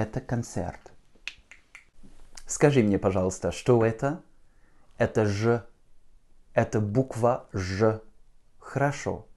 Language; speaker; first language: Russian; non-native, fluent; French